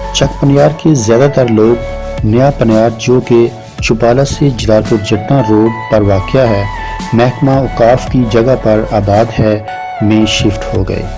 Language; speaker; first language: Urdu; non-native, local second language; Punjabi